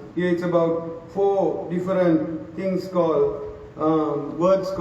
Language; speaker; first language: English; non-native, local second language; Sinhala